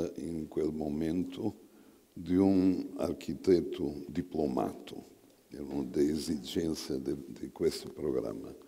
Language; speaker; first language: Italian; non-native, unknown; Portuguese